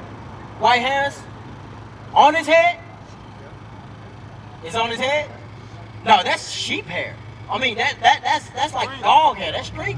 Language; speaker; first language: English; native; English